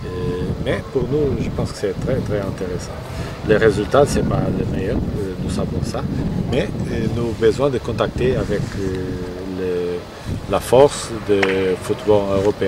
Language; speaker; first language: French; non-native, fluent; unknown